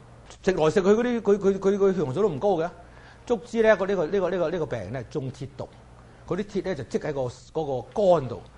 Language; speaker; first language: Chinese; native; Chinese